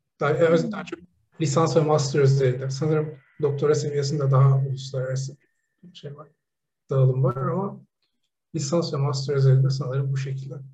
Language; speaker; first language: Turkish; native; Turkish